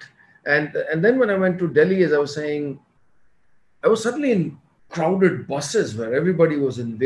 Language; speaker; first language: English; non-native, local second language; Hindi